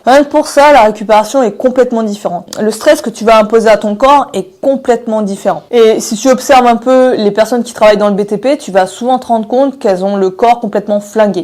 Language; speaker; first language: French; native; French